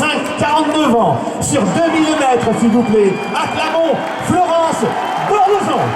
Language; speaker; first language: French; native; French